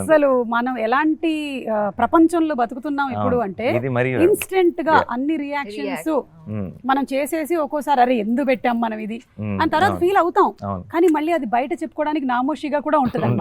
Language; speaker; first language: Telugu; native; Telugu